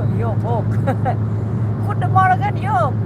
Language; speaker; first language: Dutch; non-native, learner; Thai